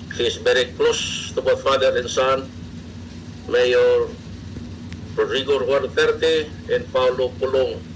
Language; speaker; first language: English; non-native, local second language; Cebuano